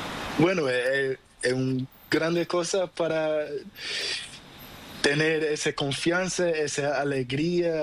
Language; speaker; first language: Spanish; non-native, learner; Portuguese